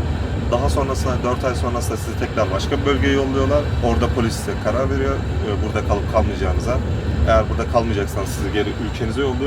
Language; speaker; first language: Turkish; native; Turkish